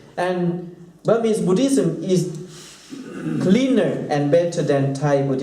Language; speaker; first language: English; non-native, fluent; Thai